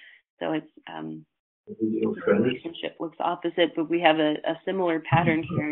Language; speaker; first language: English; native; English